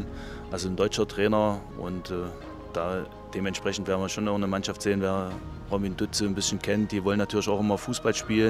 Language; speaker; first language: German; native; German